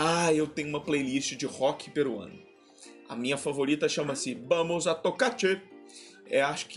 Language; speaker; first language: Portuguese; non-native, fluent; Spanish